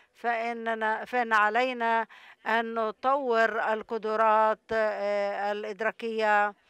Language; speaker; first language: Arabic; non-native, local second language; Hebrew